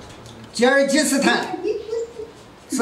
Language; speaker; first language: Chinese; non-native, local second language; Kazakh